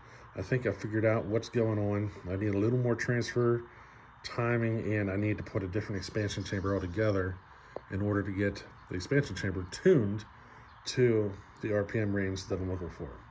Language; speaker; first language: English; native; English